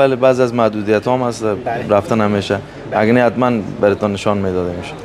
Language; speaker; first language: Persian; native; Persian